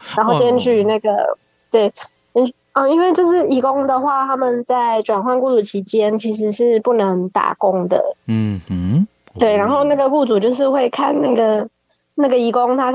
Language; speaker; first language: Chinese; native; Chinese